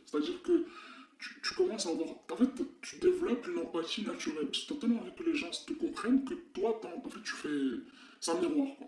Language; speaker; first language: French; non-native, local second language; Arabic